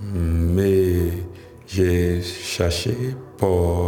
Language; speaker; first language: French; non-native, learner; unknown